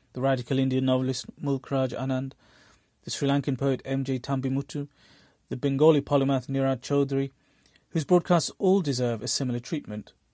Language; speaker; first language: English; early bilingual, other home language; Bangla